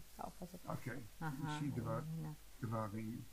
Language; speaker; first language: Hebrew; non-native, learner; English